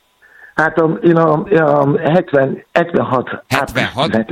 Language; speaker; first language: Hungarian; non-native, fluent; Yoruba